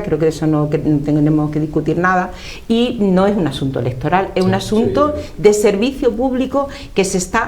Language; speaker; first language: Spanish; native; Spanish